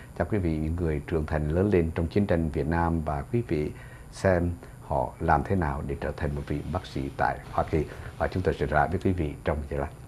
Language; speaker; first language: Vietnamese; native; Vietnamese